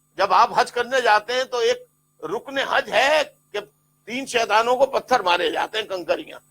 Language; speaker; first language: Urdu; native; Urdu